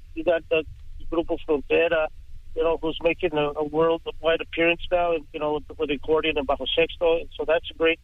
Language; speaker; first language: English; early bilingual, other home language; Spanish